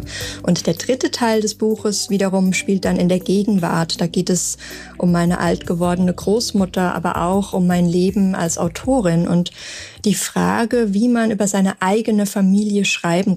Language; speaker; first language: German; native; German